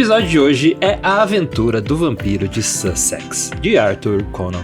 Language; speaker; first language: Portuguese; native; Portuguese